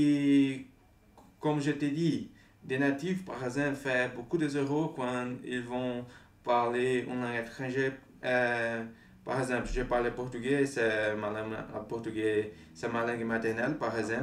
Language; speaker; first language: French; non-native, fluent; Portuguese